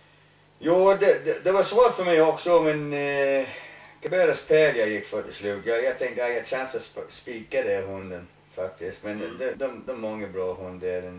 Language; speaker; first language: Swedish; non-native, learner; English